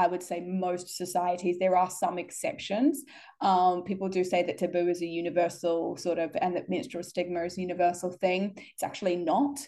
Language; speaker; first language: English; native; English